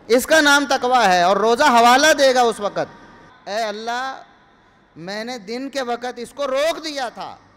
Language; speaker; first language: Urdu; non-native, local second language; Punjabi